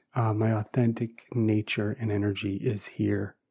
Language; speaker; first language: English; native; English